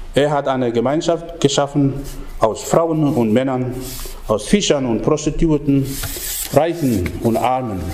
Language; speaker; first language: German; non-native, fluent; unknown